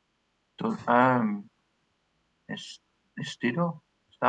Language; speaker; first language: Spanish; non-native, learner; English